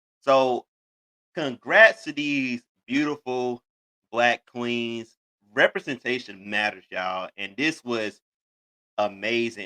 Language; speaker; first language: English; native; English